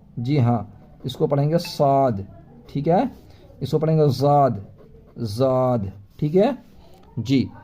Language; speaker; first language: Hindi; native; Hindi